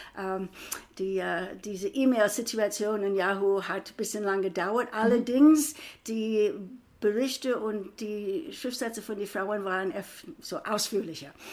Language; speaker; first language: German; non-native, fluent; English